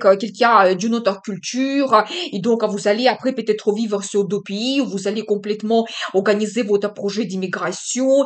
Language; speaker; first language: French; non-native, fluent; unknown